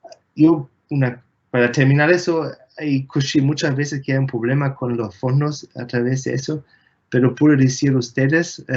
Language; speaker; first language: Spanish; non-native, fluent; German